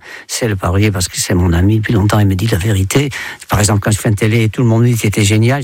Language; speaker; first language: French; non-native, fluent; Dutch